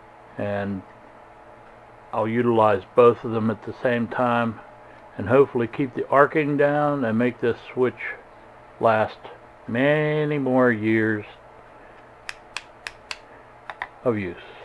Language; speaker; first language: English; native; English